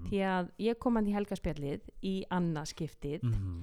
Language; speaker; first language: Icelandic; native; Icelandic